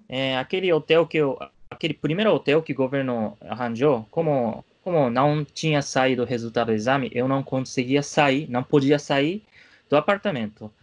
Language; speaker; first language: Portuguese; non-native, fluent; Japanese